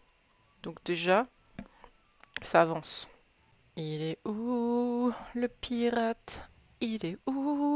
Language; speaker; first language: French; native; French